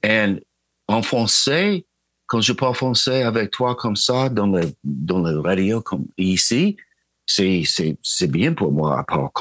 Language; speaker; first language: French; non-native, learner; English